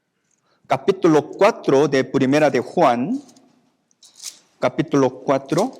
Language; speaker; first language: Spanish; non-native, fluent; Korean